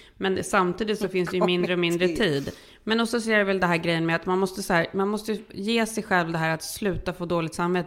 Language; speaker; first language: Swedish; native; Swedish